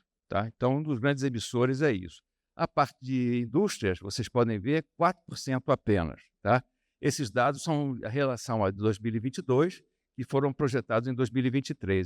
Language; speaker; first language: Portuguese; native; Portuguese